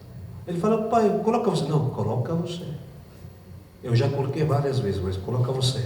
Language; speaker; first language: Portuguese; non-native, fluent; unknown